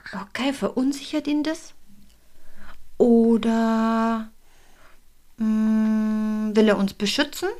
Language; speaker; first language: German; native; German